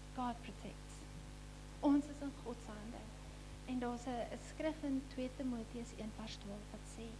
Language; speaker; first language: English; non-native, local second language; Afrikaans